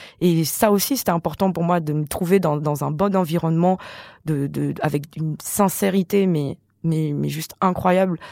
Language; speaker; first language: French; non-native, local second language; Malagasy